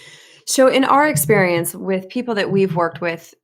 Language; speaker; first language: English; native; English